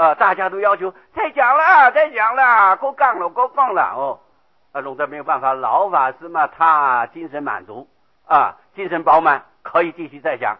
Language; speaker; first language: Chinese; non-native, local second language; Hakka Chinese